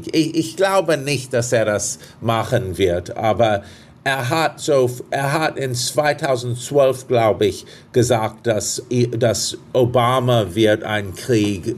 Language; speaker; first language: German; non-native, fluent; English